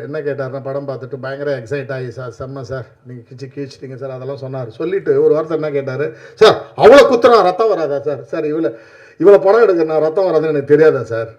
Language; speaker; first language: Tamil; native; Tamil